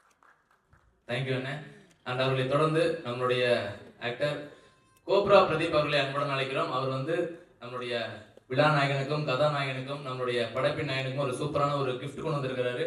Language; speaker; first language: Tamil; native; Tamil